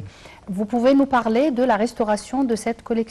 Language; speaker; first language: French; non-native, fluent; Arabic